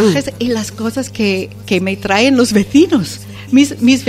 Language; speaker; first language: Spanish; non-native, fluent; English